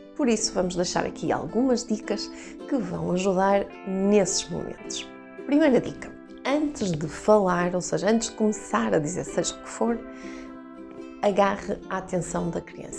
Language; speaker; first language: Portuguese; native; Portuguese